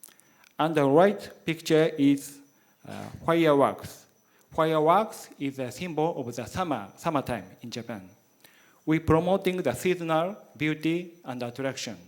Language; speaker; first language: English; non-native, learner; Japanese